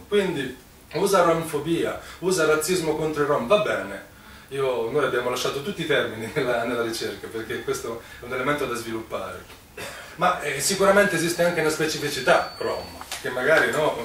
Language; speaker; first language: Italian; native; Italian